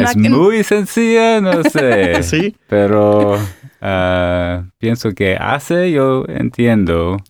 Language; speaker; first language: Spanish; non-native, learner; English